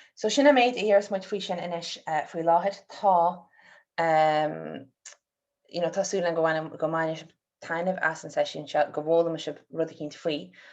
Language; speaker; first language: Irish; native; Irish